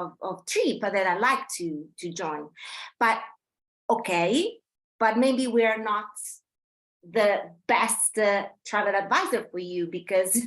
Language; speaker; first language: English; non-native, fluent; Italian